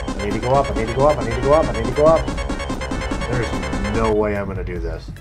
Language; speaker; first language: English; native; English